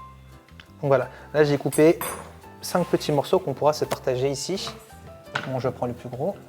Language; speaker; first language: French; native; French